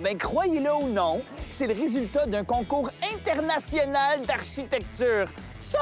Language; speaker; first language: French; native; French